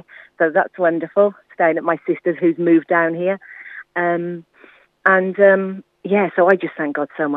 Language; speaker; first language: English; native; English